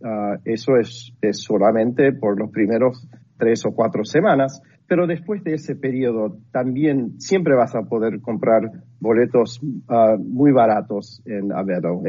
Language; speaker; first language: Spanish; non-native, fluent; English